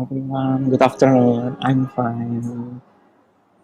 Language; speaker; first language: English; non-native, learner; Indonesian